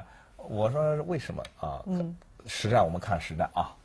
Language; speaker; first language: Chinese; native; Chinese